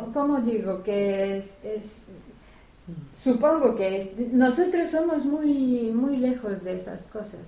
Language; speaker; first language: Spanish; non-native, fluent; Armenian